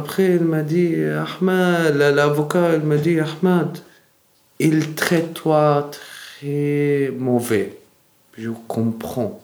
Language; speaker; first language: French; non-native, learner; Arabic